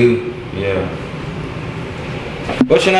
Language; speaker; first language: English; native; English